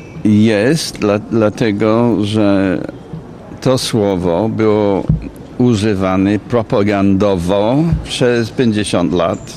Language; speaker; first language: Polish; non-native, fluent; English